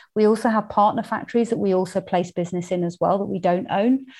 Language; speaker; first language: English; native; English